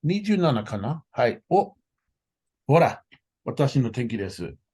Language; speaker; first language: Japanese; non-native, learner; English